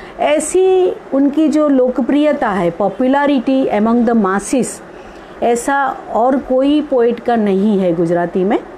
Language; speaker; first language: Hindi; non-native, local second language; Gujarati